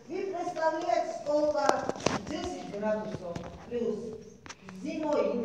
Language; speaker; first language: Russian; non-native, fluent; Georgian